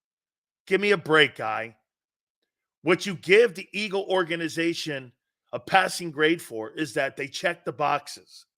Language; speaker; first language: English; native; English